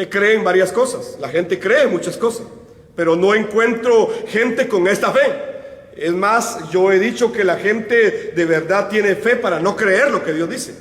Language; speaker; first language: Spanish; native; Spanish